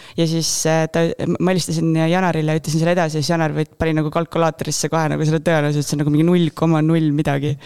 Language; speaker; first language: Estonian; native; Estonian